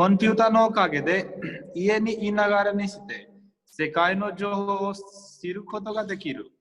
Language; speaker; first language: Japanese; non-native, fluent; Hindi